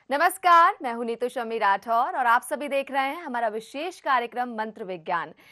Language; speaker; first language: Hindi; native; Hindi